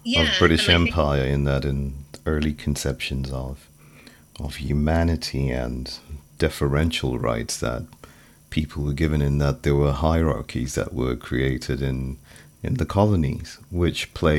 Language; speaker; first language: English; non-native, local second language; Shona